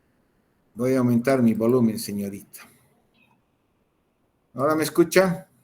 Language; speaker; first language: Spanish; native; Spanish